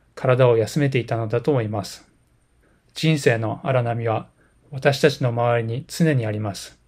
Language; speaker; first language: Japanese; native; Japanese